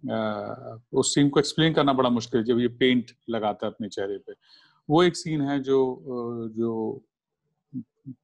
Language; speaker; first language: Hindi; native; Hindi